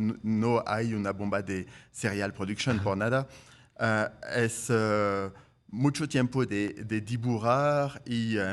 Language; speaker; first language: Spanish; non-native, fluent; French